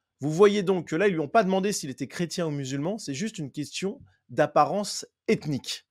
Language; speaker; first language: French; native; French